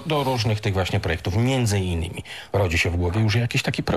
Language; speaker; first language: Polish; native; Polish